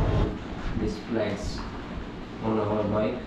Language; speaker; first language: English; non-native, learner; Hindi